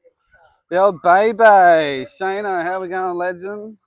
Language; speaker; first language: English; native; English